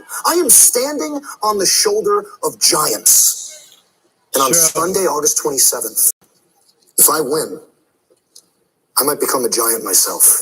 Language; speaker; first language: English; native; English